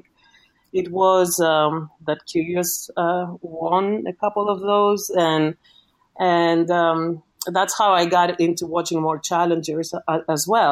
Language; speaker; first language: English; non-native, fluent; Greek